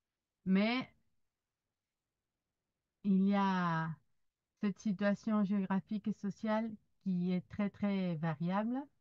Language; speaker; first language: French; non-native, fluent; Spanish